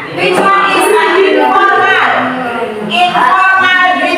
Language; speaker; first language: English; non-native, learner; Indonesian